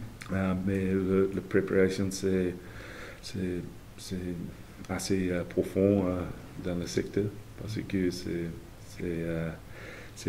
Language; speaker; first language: French; non-native, fluent; English